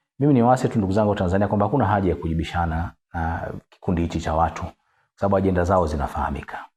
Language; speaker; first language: Swahili; native; Swahili